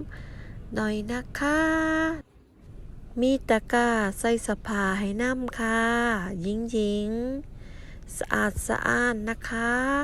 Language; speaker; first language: Thai; native; Thai